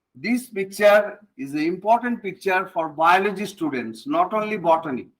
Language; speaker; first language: English; non-native, local second language; Bangla